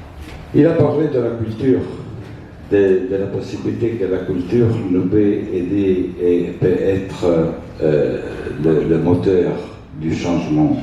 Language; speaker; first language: French; non-native, fluent; Italian